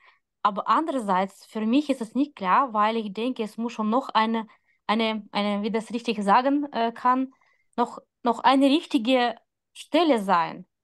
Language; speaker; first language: German; non-native, learner; Russian